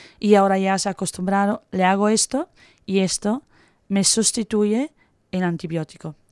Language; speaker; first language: Spanish; non-native, fluent; Italian